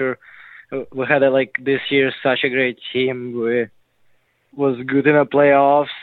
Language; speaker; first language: English; non-native, learner; Russian